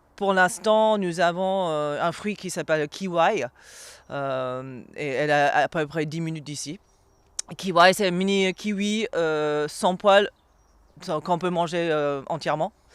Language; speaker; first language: French; non-native, fluent; English